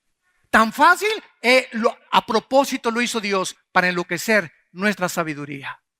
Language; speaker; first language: Spanish; native; Spanish